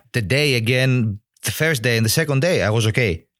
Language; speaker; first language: English; non-native, learner; Greek